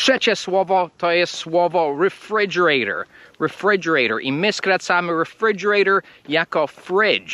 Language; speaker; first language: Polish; non-native, fluent; English